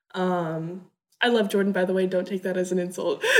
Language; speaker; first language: English; native; English